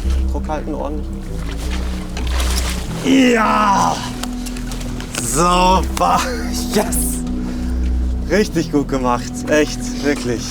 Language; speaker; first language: German; native; German